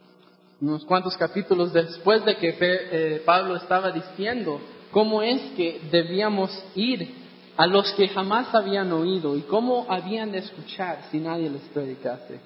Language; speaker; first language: Spanish; non-native, fluent; English